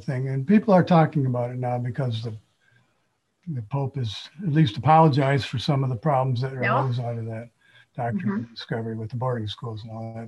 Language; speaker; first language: English; native; English